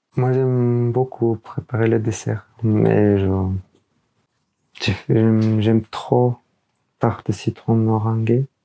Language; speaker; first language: French; non-native, learner; Urdu